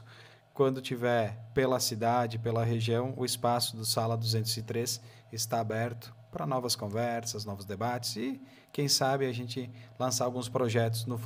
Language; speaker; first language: Portuguese; native; Portuguese